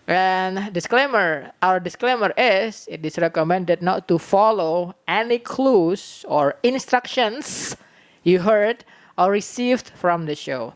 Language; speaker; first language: English; non-native, learner; Indonesian